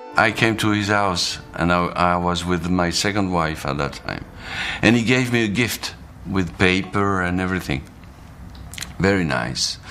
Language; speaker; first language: English; non-native, fluent; Arabic